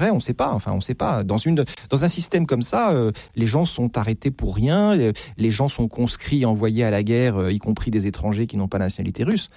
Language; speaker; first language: French; native; French